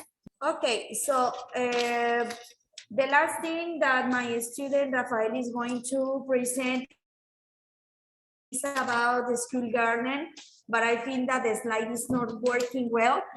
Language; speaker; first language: English; non-native, fluent; Spanish